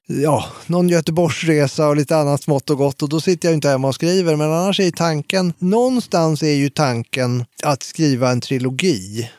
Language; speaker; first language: Swedish; native; Swedish